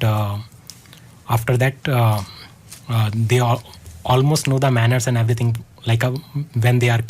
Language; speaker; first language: English; non-native, learner; Hindi